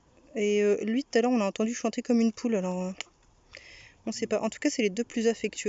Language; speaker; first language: French; native; French